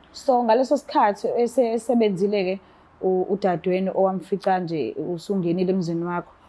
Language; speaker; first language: Zulu; native; Zulu